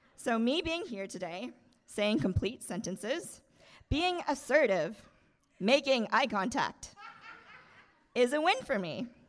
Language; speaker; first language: English; non-native, local second language; Bangla